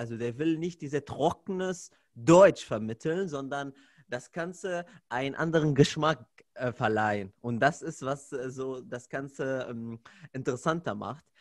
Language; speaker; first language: German; non-native, fluent; Arabic